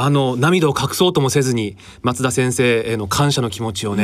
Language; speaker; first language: Japanese; native; Japanese